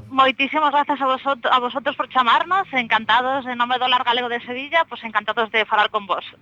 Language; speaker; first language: Galician; native; Galician